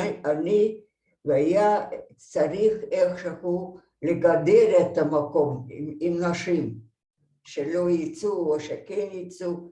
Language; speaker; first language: Hebrew; non-native, fluent; Hungarian